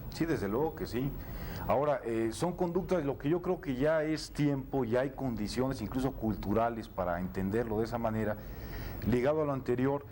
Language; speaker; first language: Spanish; native; Spanish